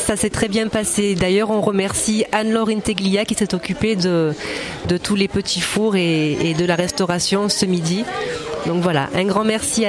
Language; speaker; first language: French; native; French